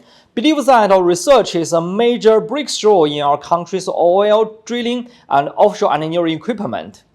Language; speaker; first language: English; non-native, fluent; Chinese